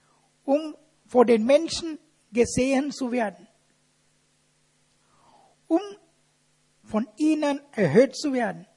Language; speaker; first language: German; non-native, fluent; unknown